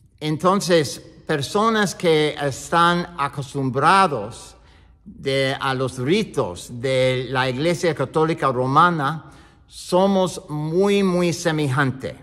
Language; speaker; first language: Spanish; non-native, learner; English